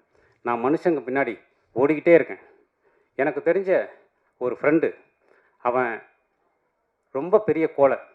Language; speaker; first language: Tamil; native; Tamil